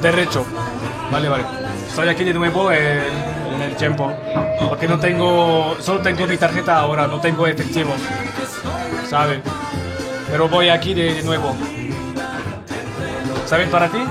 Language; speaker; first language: Spanish; non-native, learner; French